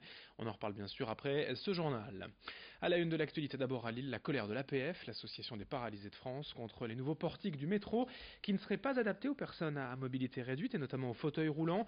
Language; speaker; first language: French; native; French